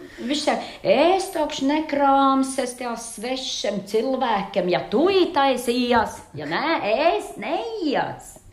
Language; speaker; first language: Latvian; native; Latvian